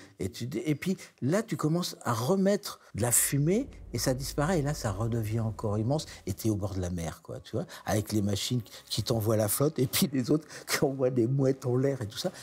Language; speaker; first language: French; native; French